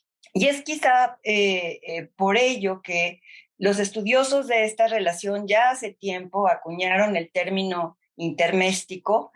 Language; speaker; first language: Spanish; native; Spanish